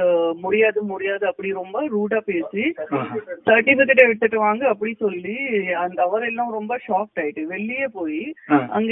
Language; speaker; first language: Tamil; non-native, fluent; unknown